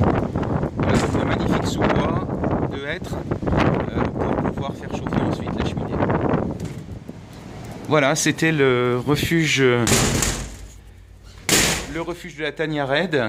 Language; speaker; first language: French; native; French